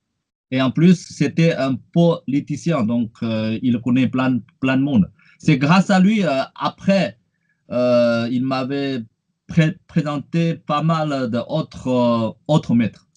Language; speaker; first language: French; non-native, fluent; Chinese